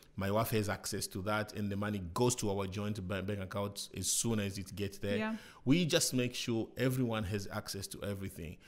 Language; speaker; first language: English; non-native, fluent; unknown